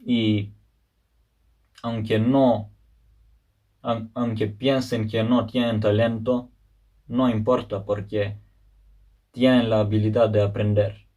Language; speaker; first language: Spanish; non-native, fluent; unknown